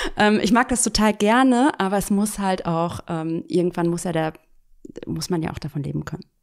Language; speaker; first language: German; native; German